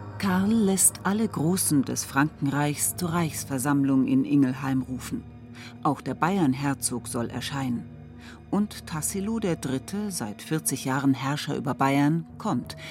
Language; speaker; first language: German; native; German